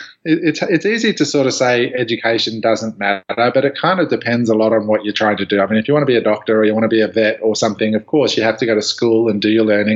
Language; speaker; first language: English; native; English